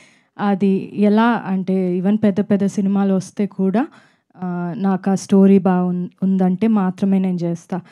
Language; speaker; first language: Telugu; non-native, fluent; Malayalam